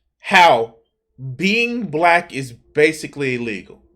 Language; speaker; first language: English; native; English